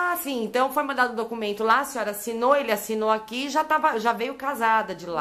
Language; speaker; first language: Portuguese; native; Portuguese